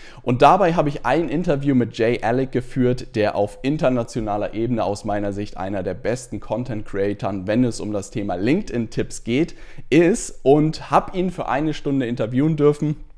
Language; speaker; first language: German; native; German